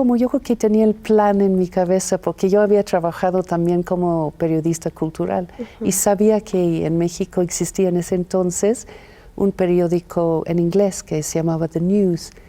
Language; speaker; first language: Spanish; non-native, fluent; English